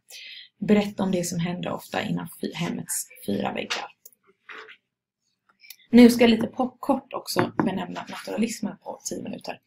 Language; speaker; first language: Swedish; native; Swedish